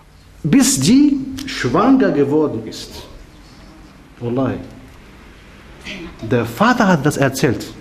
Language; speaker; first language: German; non-native, learner; Arabic